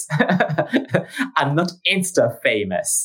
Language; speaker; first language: English; non-native, local second language; Shona